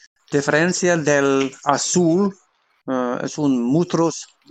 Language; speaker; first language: Spanish; non-native, learner; English